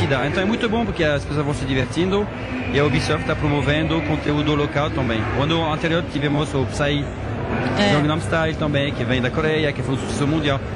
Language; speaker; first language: Portuguese; non-native, fluent; French